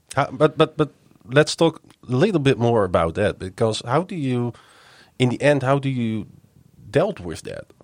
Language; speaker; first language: English; non-native, fluent; Dutch